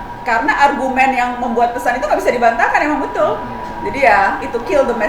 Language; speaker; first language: Indonesian; native; Indonesian